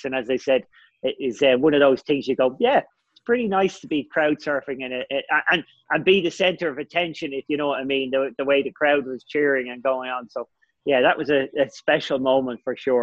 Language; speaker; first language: English; native; English